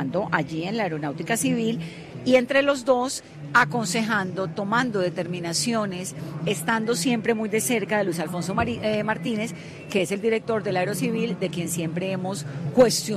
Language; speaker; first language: Spanish; native; Spanish